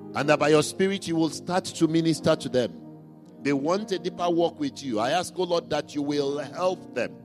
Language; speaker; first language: English; non-native, local second language; Igbo